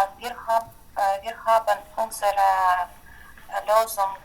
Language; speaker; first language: German; non-native, learner; Ukrainian